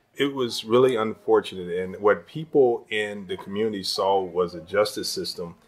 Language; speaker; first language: English; native; English